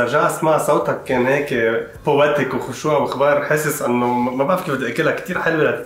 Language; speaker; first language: Arabic; native; Arabic